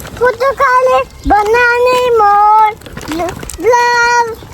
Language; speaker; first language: Albanian; early bilingual, heritage; Albanian